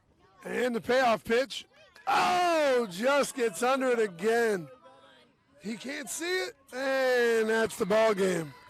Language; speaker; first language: English; native; English